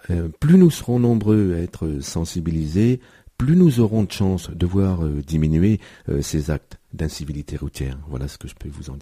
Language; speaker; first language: French; native; French